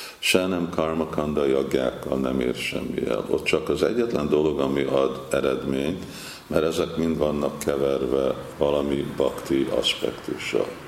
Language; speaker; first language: Hungarian; non-native, fluent; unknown